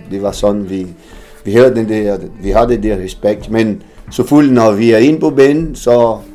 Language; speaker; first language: Danish; non-native, fluent; Portuguese